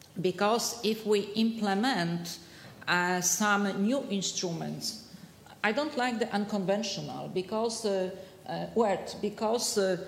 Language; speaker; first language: English; non-native, fluent; Polish